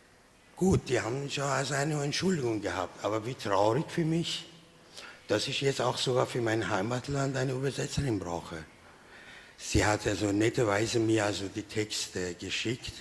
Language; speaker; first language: German; non-native, fluent; Persian